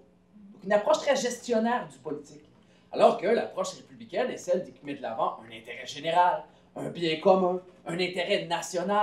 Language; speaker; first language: French; native; French